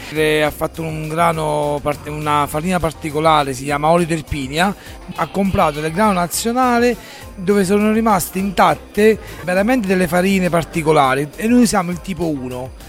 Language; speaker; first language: Italian; native; Italian